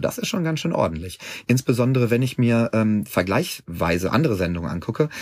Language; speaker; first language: German; native; German